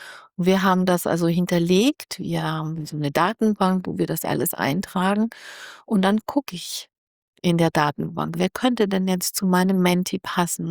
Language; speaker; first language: German; native; German